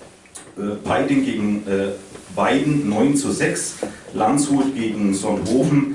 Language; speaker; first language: German; native; German